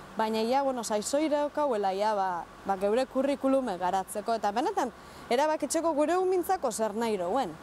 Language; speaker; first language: Basque; native; Basque